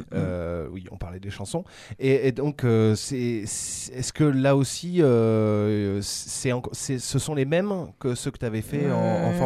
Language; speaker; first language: French; native; French